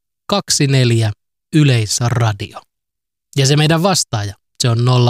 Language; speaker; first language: Finnish; native; Finnish